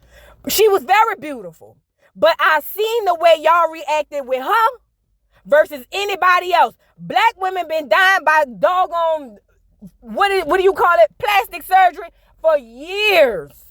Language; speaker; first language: English; native; English